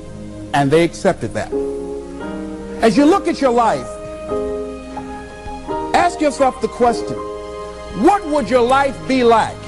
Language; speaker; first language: English; native; English